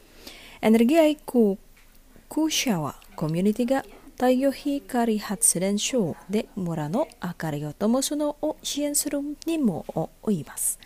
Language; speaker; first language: Japanese; non-native, fluent; Indonesian